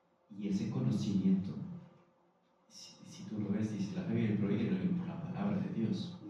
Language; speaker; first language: Spanish; native; Spanish